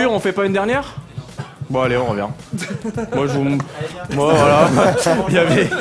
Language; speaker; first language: French; native; French